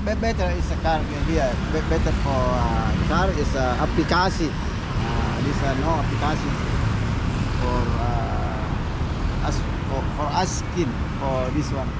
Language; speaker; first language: English; non-native, learner; Indonesian